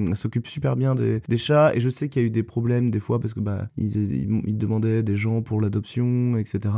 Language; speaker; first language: French; native; French